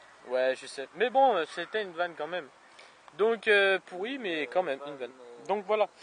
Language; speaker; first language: French; native; French